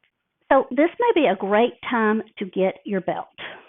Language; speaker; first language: English; native; English